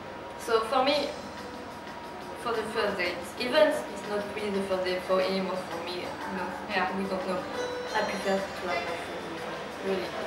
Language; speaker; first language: English; non-native, learner; French